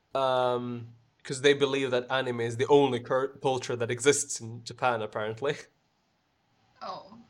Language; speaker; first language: English; non-native, fluent; Swedish